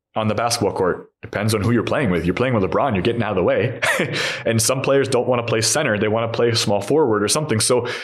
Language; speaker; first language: English; native; English